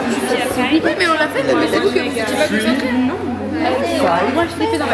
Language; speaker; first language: French; non-native, learner; English